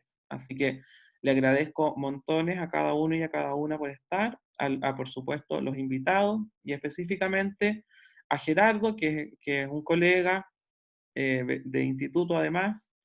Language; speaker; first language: Spanish; native; Spanish